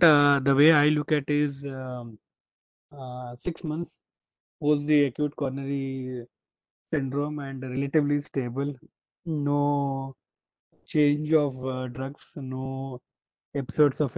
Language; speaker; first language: English; non-native, local second language; Telugu